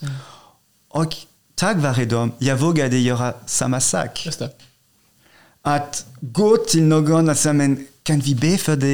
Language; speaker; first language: Swedish; non-native, fluent; French